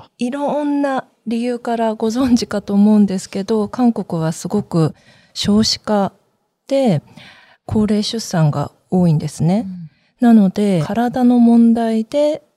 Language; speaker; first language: Japanese; early bilingual, other home language; Korean